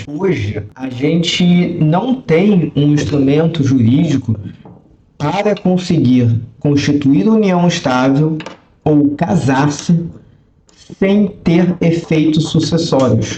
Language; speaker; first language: Portuguese; native; Portuguese